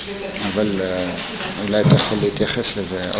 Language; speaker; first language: Hebrew; non-native, fluent; Russian